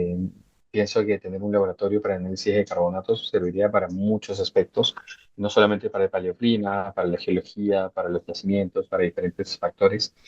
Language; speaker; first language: Spanish; native; Spanish